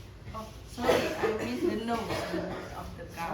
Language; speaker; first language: English; non-native, learner; Indonesian